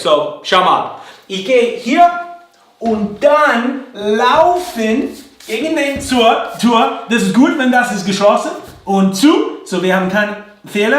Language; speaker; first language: German; non-native, learner; English